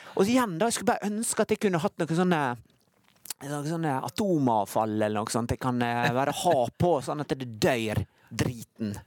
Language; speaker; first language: Norwegian; native; Norwegian